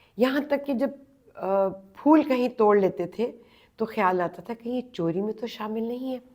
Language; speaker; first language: Urdu; native; Urdu